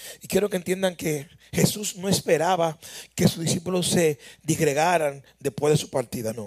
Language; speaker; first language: Spanish; native; Spanish